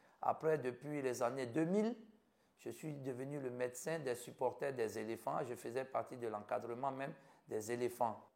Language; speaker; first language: French; native; French